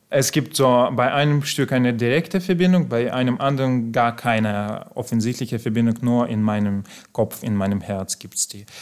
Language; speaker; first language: German; non-native, fluent; Belarusian